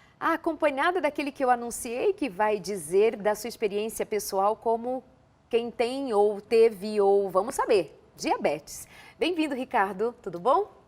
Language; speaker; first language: Portuguese; native; Portuguese